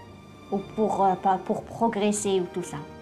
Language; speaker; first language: French; non-native, local second language; Arabic